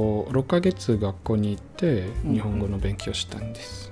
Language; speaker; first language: Japanese; non-native, fluent; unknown